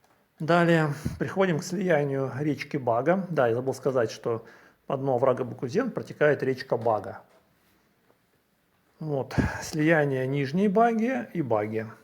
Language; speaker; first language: Russian; native; Russian